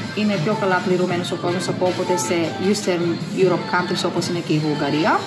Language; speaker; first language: Greek; non-native, fluent; Bulgarian